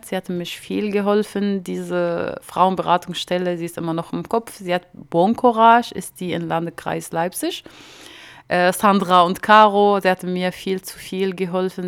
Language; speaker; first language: German; non-native, learner; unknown